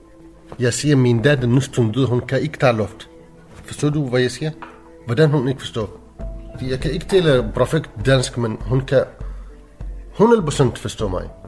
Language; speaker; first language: Danish; non-native, learner; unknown